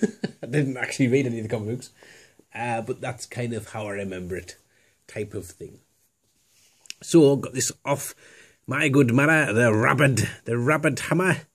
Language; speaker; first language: English; native; English